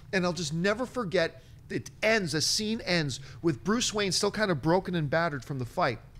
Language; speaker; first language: English; native; English